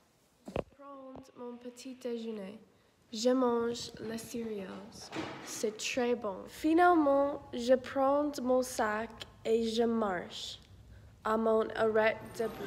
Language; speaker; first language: French; non-native, learner; English